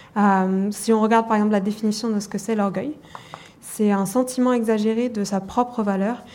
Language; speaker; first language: French; non-native, fluent; German